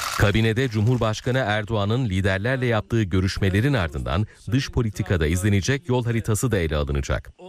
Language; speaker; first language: Turkish; native; Turkish